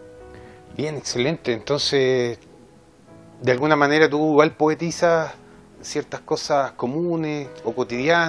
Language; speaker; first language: Spanish; native; Spanish